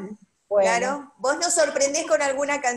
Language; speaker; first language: Spanish; native; Spanish